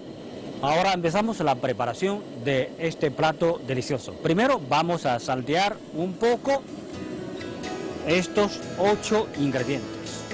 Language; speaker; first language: Spanish; non-native, fluent; Chinese